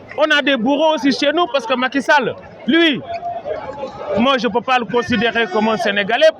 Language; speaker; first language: French; non-native, local second language; Wolof